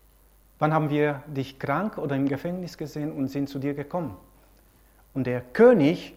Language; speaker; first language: German; non-native, fluent; Romanian